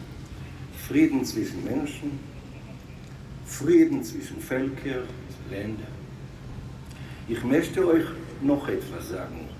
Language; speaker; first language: German; non-native, fluent; Hebrew